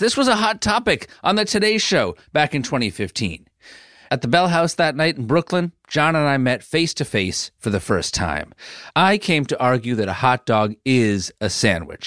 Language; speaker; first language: English; native; English